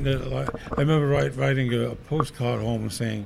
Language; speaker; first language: English; native; English